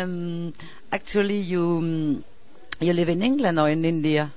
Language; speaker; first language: English; non-native, learner; French